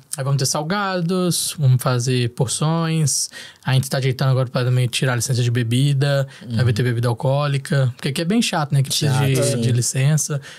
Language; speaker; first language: Portuguese; native; Portuguese